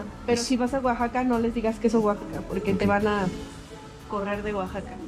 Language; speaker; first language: Spanish; native; Spanish